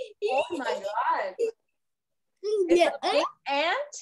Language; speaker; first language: English; non-native, learner; Vietnamese